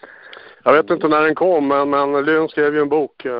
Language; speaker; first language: Swedish; native; Swedish